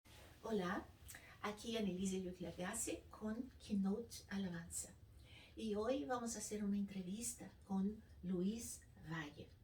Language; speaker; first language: Spanish; non-native, learner; Portuguese